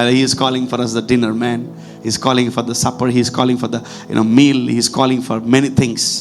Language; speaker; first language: English; non-native, local second language; Telugu